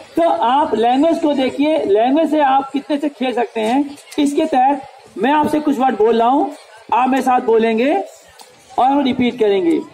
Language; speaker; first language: Hindi; native; Hindi